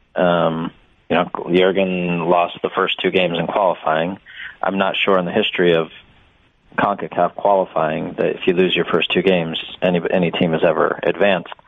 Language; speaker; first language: English; native; English